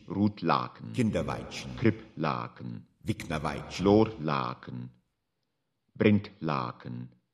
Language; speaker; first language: German; non-native, fluent; Russian